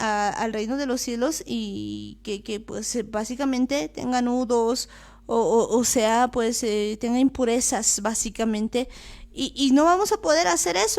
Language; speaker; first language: Spanish; native; Spanish